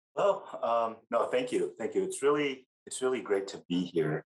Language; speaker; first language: English; native; English